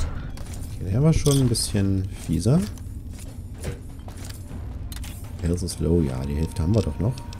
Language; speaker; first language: German; native; German